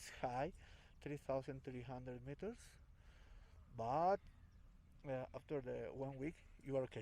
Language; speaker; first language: English; non-native, learner; Spanish